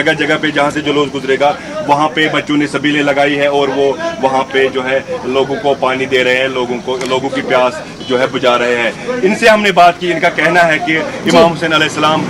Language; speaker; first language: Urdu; non-native, local second language; Kashmiri